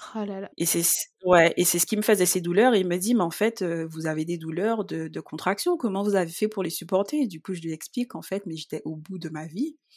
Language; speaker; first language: French; native; French